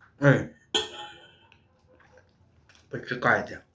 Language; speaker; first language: Ukrainian; non-native, local second language; Russian